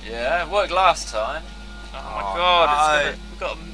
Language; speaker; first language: English; native; English